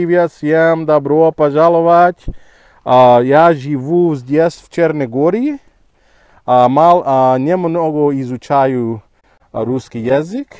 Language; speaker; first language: Russian; non-native, learner; Spanish